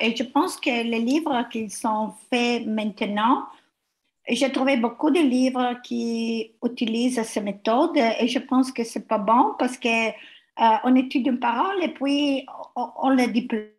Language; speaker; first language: French; non-native, learner; Italian